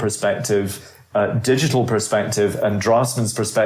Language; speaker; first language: English; native; English